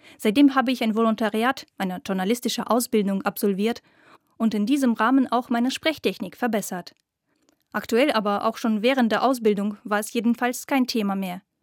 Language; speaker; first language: German; non-native, fluent; Russian